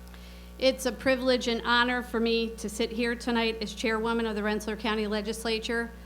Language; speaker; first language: English; native; English